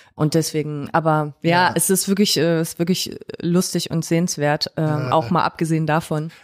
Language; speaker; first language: German; native; German